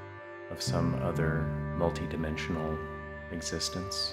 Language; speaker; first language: English; native; English